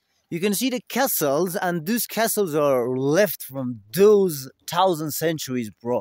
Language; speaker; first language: English; non-native, fluent; Persian